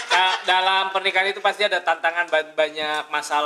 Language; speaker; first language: Indonesian; native; Indonesian